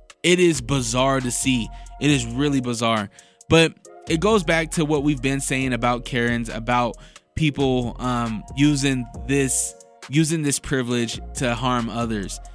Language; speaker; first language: English; native; English